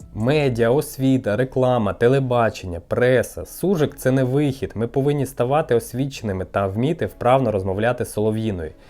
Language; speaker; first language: Ukrainian; non-native, local second language; Russian